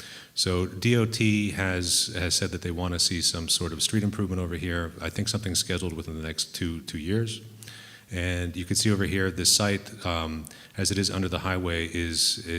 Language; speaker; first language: English; native; English